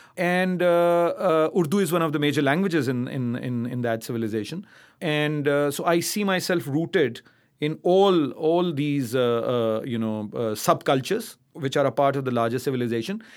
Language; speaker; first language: English; non-native, local second language; Urdu